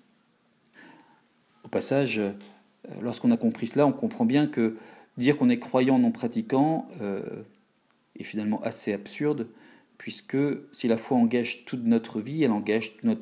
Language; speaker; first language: French; native; French